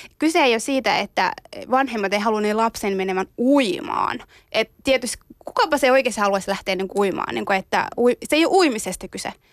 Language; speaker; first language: Finnish; early bilingual, other home language; Somali